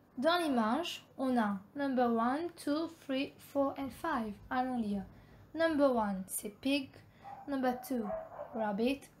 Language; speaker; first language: French; non-native, local second language; Morisyen